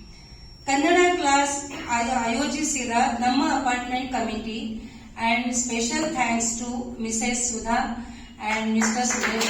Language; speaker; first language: Kannada; non-native, learner; Hindi